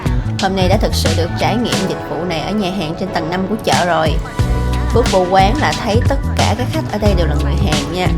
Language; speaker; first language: Vietnamese; native; Vietnamese